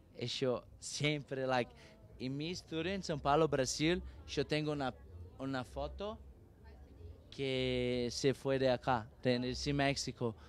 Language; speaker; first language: Spanish; non-native, learner; Portuguese